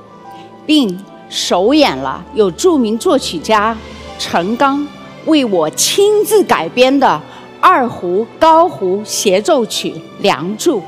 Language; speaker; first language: Chinese; native; Chinese